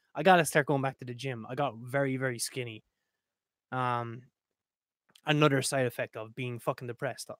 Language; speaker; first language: English; native; English